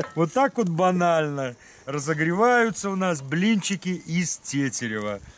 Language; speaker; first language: Russian; native; Russian